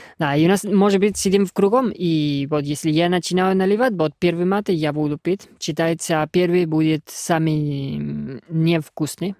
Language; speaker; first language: Russian; non-native, fluent; Spanish